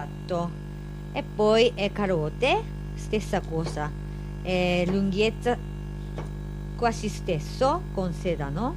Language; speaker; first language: Italian; non-native, learner; Japanese